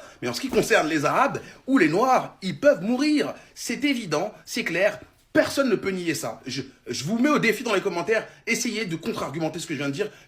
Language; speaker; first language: French; native; French